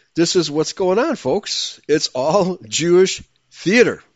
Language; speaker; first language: English; native; English